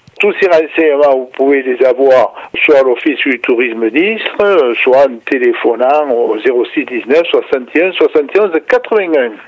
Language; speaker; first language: French; native; French